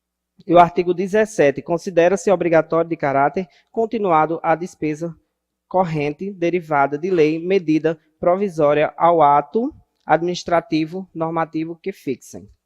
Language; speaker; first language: Portuguese; native; Portuguese